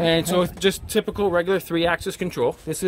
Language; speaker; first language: English; native; English